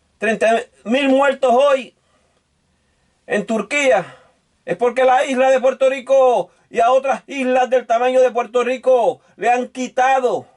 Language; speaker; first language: Spanish; native; Spanish